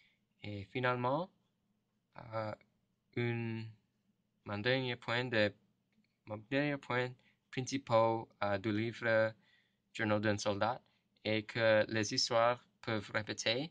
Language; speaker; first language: French; non-native, learner; English